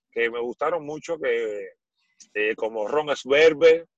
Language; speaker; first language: Spanish; native; Spanish